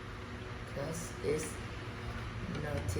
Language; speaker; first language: English; non-native, learner; Vietnamese